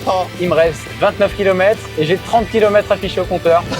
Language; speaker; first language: French; native; French